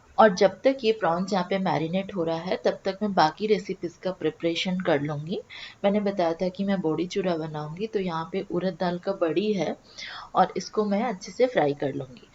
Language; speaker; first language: Hindi; non-native, local second language; Bangla